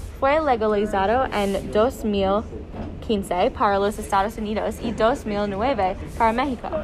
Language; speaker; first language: Spanish; non-native, learner; English